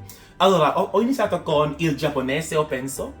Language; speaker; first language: Italian; non-native, learner; English